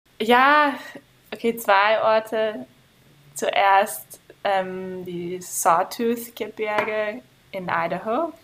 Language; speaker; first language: German; non-native, fluent; English